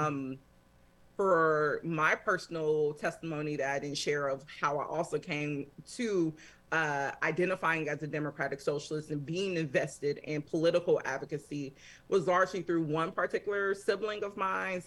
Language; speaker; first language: English; native; English